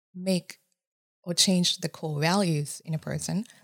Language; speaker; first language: English; non-native, fluent; Japanese